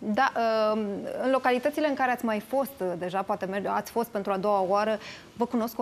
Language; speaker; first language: Romanian; native; Romanian